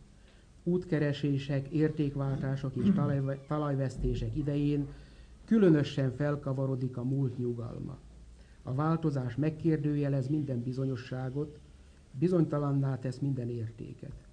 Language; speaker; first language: Hungarian; native; Hungarian